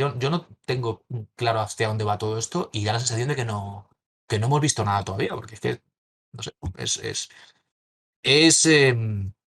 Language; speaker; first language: Spanish; native; Spanish